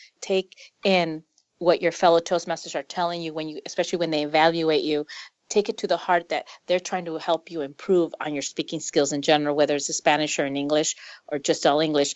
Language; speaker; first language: English; early bilingual, other home language; Spanish